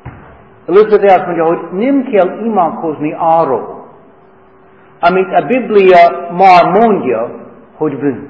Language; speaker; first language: Hungarian; non-native, fluent; English